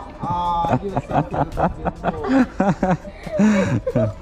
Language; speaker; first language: English; non-native, learner; Thai